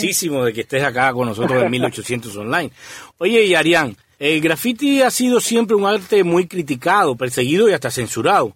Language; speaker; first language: Spanish; native; Spanish